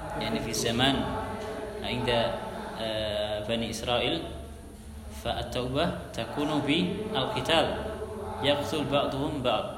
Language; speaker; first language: Arabic; non-native, fluent; Indonesian